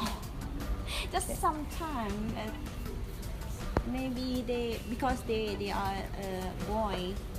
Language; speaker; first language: English; non-native, learner; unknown